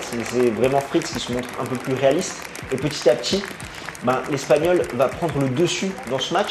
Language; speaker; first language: French; native; French